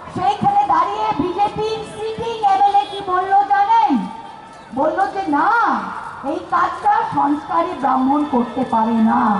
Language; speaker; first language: Bangla; native; Bangla